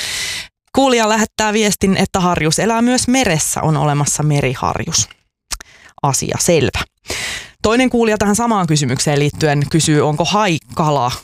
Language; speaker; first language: Finnish; native; Finnish